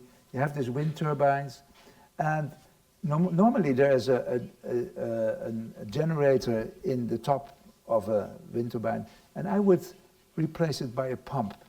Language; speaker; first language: English; non-native, fluent; Dutch